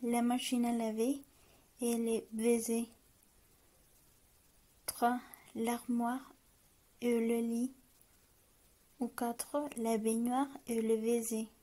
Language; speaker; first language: French; non-native, learner; Spanish